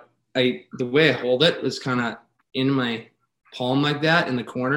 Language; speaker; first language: English; native; English